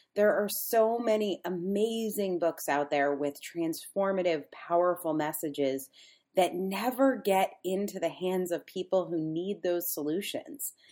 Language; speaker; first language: English; native; English